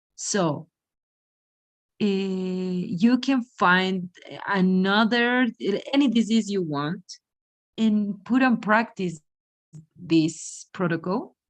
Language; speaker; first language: English; non-native, fluent; Spanish